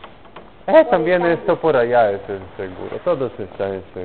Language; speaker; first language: Spanish; non-native, learner; Polish